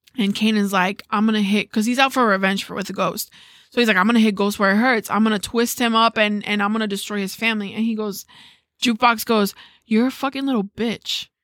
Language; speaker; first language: English; early bilingual, other home language; Spanish